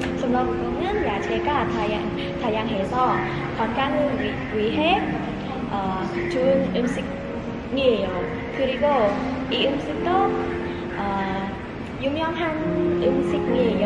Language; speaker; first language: Korean; non-native, learner; Khmer